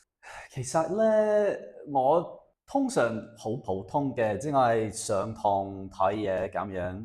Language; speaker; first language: Cantonese; non-native, fluent; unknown